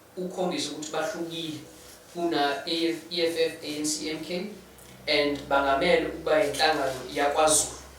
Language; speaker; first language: Zulu; non-native, local second language; English